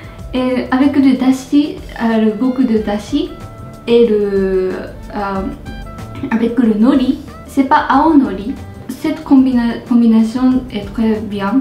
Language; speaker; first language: French; non-native, learner; Japanese